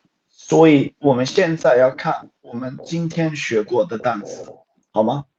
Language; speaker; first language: Chinese; non-native, fluent; Swedish